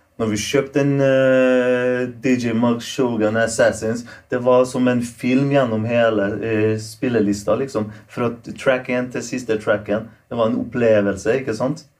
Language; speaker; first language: Norwegian; non-native, local second language; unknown